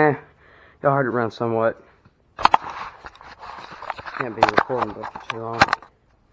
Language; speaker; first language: English; native; English